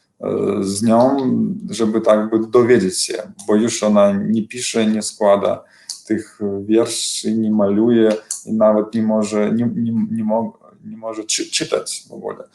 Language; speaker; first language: Polish; non-native, learner; Belarusian